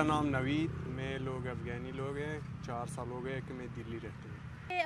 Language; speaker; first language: Hindi; non-native, learner; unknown